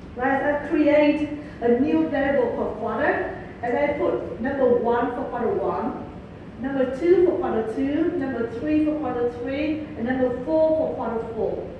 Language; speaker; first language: English; non-native, fluent; Vietnamese